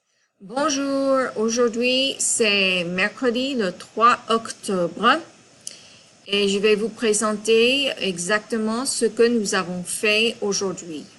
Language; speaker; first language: French; non-native, fluent; English